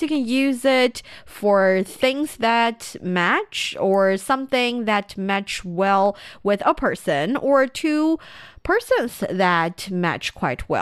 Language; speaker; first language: English; non-native, fluent; Chinese